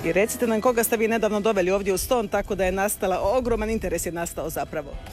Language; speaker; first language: Serbian; native; Serbian